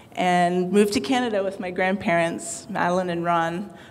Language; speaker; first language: English; native; English